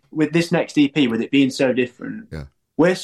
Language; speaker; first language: English; native; English